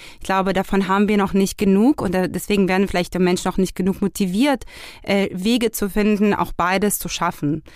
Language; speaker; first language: German; non-native, fluent; Hebrew